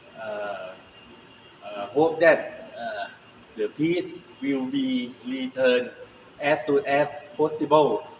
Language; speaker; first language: English; non-native, learner; Thai